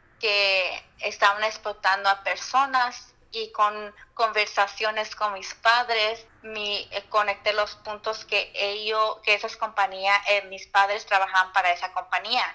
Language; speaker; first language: Spanish; early bilingual, heritage; Spanish